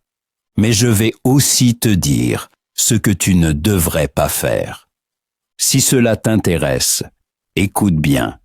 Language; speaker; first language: French; non-native, fluent; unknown